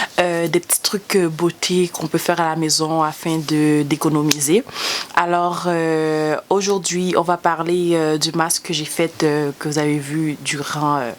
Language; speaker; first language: French; native; French